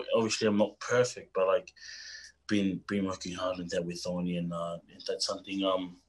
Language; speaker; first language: English; non-native, fluent; Tongan